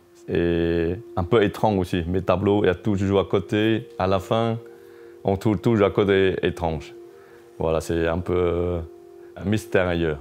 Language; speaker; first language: French; non-native, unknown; Chinese